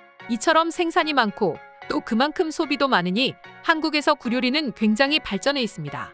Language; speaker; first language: Korean; native; Korean